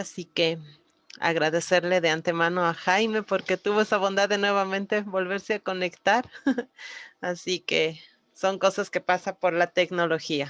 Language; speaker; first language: Spanish; native; Spanish